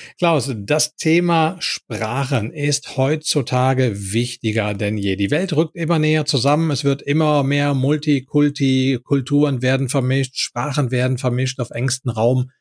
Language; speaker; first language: German; native; German